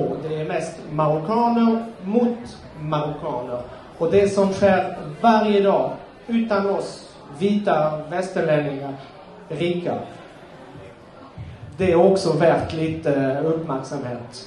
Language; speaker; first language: Swedish; non-native, fluent; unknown